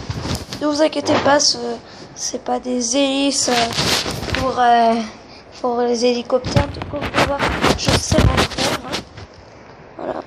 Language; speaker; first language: French; native; French